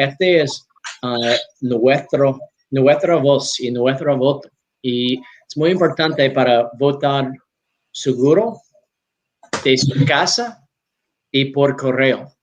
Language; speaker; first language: Spanish; non-native, learner; English